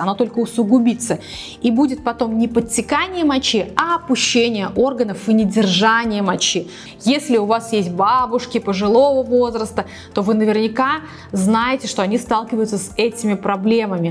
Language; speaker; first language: Russian; native; Russian